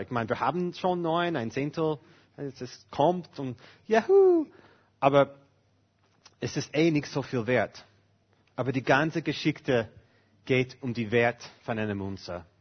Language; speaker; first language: German; non-native, fluent; English